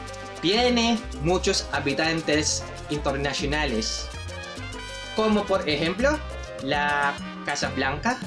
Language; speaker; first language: Spanish; non-native, learner; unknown